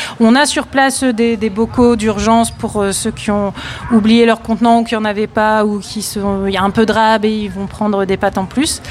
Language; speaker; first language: French; native; French